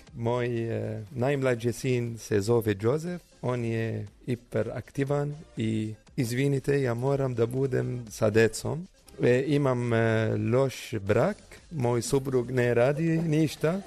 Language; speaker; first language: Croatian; non-native, learner; Arabic